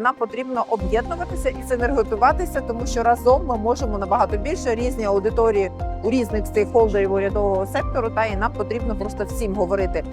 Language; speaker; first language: Ukrainian; native; Ukrainian